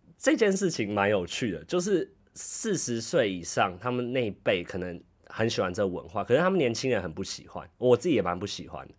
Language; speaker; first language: Chinese; native; Chinese